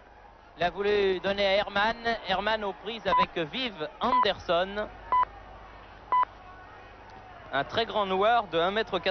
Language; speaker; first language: French; native; French